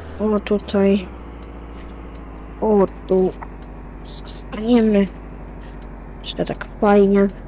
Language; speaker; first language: Polish; native; Polish